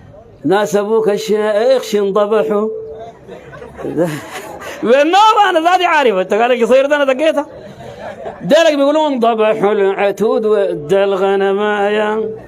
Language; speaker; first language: Arabic; native; Arabic